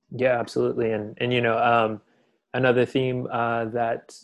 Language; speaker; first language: English; native; English